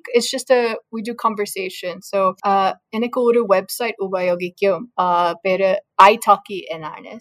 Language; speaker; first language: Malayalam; non-native, learner; English